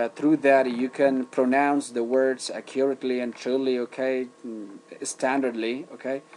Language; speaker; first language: English; non-native, fluent; Persian